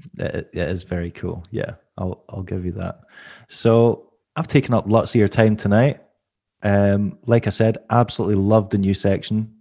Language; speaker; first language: English; native; English